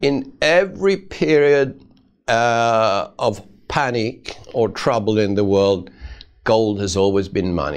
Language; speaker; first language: English; non-native, fluent; Swedish